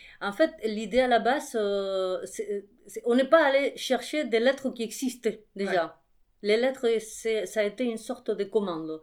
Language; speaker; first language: French; non-native, fluent; Spanish